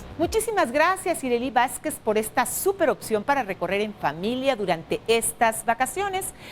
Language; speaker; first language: Spanish; native; Spanish